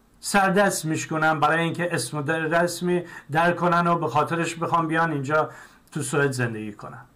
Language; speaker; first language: Persian; native; Persian